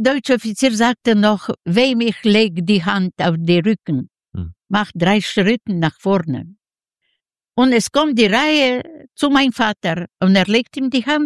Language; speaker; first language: German; non-native, learner; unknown